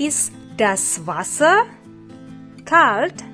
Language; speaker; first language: German; non-native, fluent; Indonesian